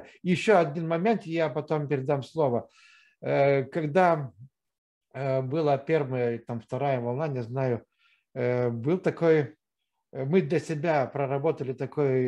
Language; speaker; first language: Russian; non-native, fluent; Lithuanian